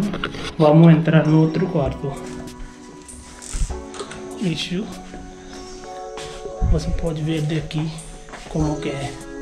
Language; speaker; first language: Portuguese; non-native, learner; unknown